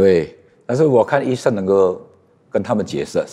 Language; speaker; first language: Chinese; non-native, fluent; Indonesian